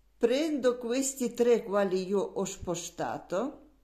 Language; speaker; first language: Italian; non-native, learner; Russian